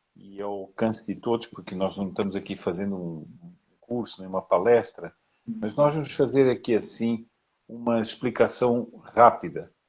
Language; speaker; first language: Portuguese; native; Portuguese